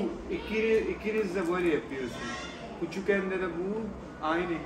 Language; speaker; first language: Turkish; non-native, learner; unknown